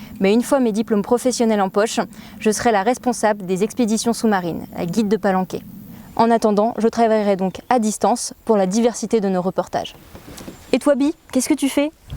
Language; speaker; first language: French; native; French